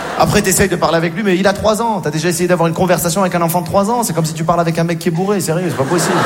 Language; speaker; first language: French; native; French